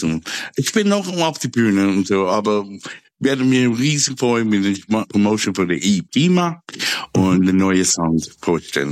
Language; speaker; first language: German; non-native, fluent; English